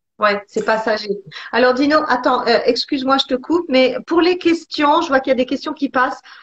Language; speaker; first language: French; early bilingual, other home language; Italian